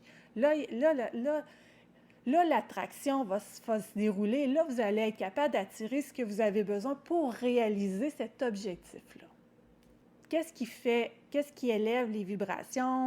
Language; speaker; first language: French; native; French